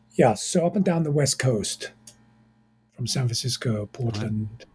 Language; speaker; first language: English; native; English